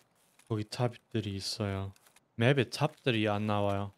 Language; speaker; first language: Korean; non-native, learner; German